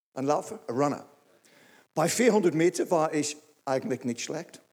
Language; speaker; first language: German; non-native, fluent; English